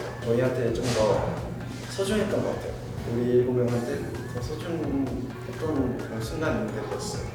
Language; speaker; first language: Korean; non-native, fluent; English